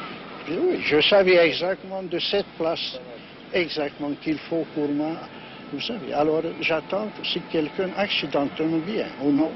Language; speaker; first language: French; non-native, learner; Hungarian